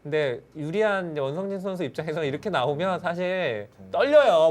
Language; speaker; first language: Korean; native; Korean